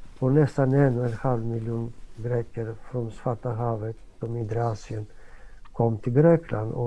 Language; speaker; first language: Swedish; non-native, fluent; Greek